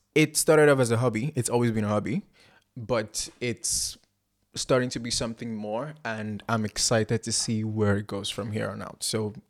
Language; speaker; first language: English; non-native, local second language; Igbo